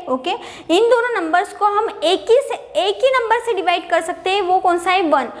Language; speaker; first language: Hindi; non-native, local second language; Marathi